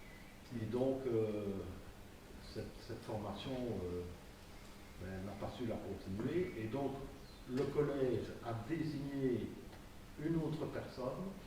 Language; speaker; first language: French; native; French